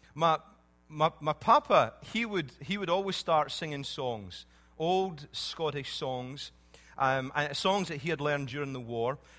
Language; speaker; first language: English; native; English